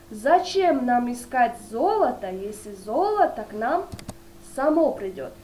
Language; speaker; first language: Russian; non-native, local second language; Kyrgyz